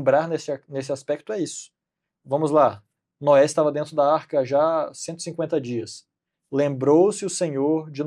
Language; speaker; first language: Portuguese; native; Portuguese